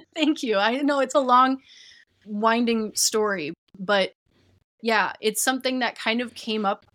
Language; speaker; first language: English; native; English